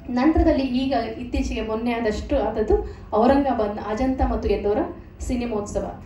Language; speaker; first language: Kannada; native; Kannada